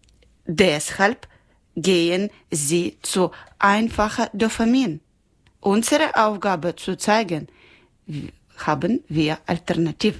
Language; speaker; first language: German; non-native, learner; Ukrainian